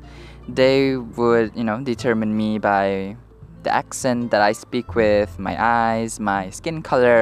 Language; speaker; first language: English; non-native, local second language; Malay